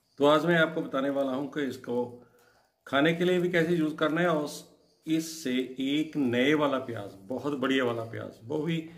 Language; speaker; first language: Hindi; non-native, local second language; Punjabi